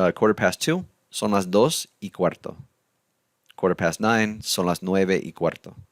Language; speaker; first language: Spanish; non-native, fluent; English